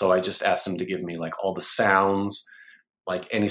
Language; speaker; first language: English; native; English